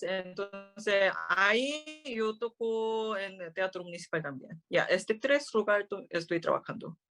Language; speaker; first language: Spanish; non-native, learner; Korean